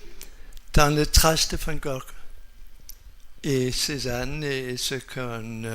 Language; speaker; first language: French; non-native, fluent; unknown